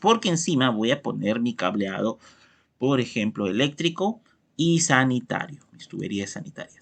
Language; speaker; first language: Spanish; native; Spanish